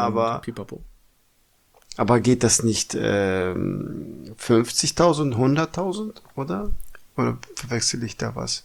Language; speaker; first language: German; non-native, fluent; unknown